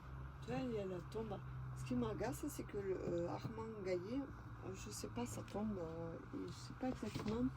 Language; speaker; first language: French; native; French